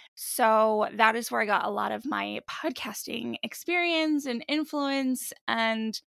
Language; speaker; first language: English; native; English